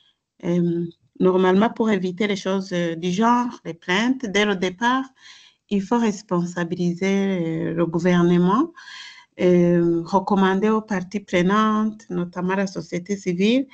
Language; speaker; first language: French; non-native, local second language; Rundi